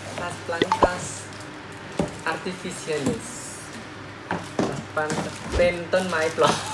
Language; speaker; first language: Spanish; non-native, learner; Thai